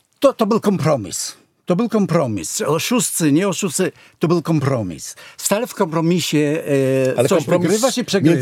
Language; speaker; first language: Polish; non-native, fluent; Hebrew